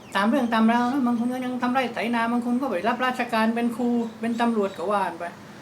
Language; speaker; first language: Thai; non-native, local second language; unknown